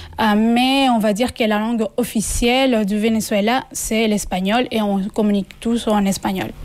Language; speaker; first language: French; non-native, fluent; Spanish